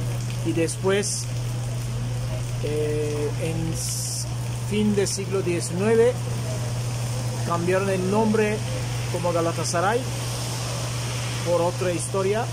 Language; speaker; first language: Spanish; non-native, fluent; Turkish